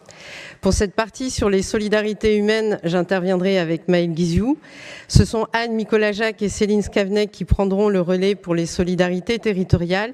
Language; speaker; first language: French; native; French